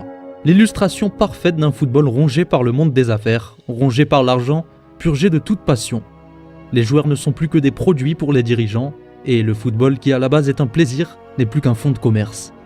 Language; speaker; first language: French; native; French